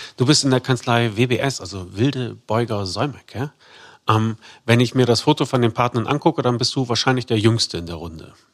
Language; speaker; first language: German; native; German